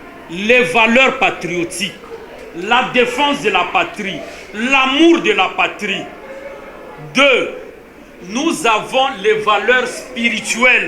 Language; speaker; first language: French; non-native, local second language; Lingala